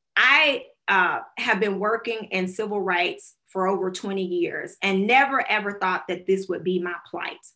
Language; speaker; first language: English; native; English